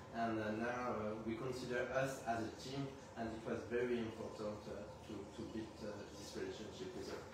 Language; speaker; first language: English; non-native, fluent; French